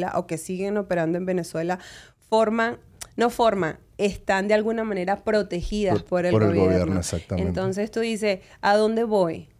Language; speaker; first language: Spanish; native; Spanish